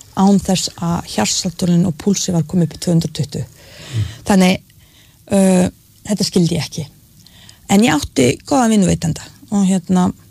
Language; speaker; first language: Icelandic; non-native, fluent; Bosnian